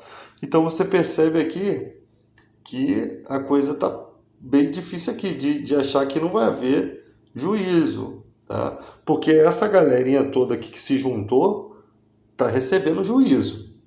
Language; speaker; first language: Portuguese; native; Portuguese